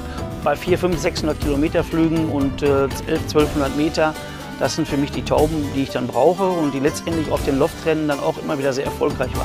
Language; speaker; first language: German; native; German